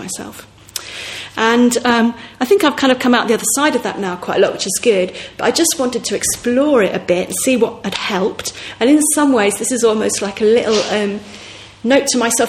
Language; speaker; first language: English; native; English